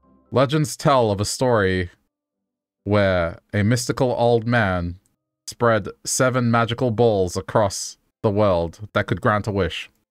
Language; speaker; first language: English; native; English